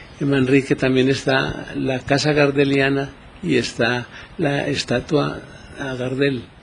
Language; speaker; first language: Spanish; native; Spanish